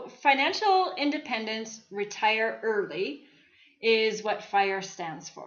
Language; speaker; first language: English; native; English